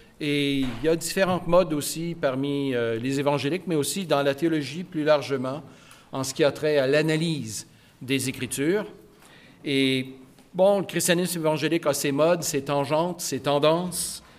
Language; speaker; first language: French; native; French